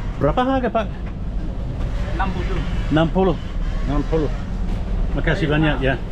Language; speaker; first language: Indonesian; non-native, learner; English